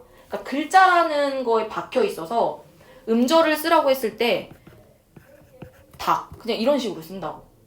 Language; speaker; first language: Korean; native; Korean